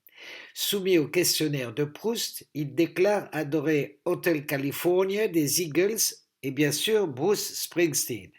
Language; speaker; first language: French; native; French